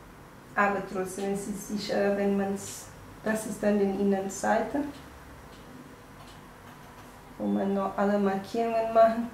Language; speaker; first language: German; non-native, fluent; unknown